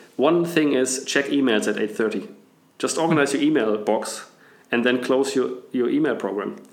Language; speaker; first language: English; non-native, fluent; German